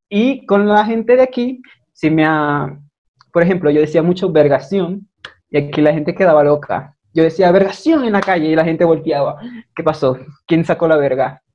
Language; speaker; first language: Spanish; native; Spanish